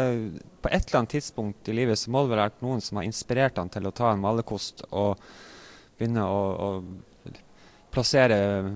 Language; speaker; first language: Norwegian; native; Norwegian